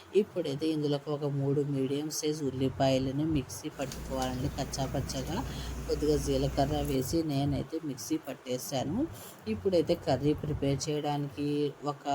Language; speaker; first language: Telugu; non-native, local second language; Urdu